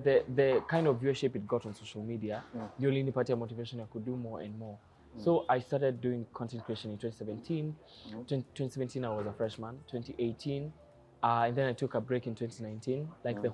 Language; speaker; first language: English; non-native, local second language; Kikuyu